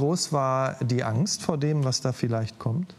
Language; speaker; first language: German; native; German